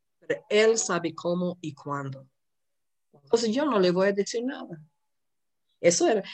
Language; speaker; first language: Spanish; non-native, fluent; English